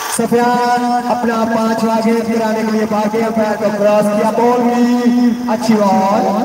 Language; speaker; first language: Urdu; non-native, local second language; Punjabi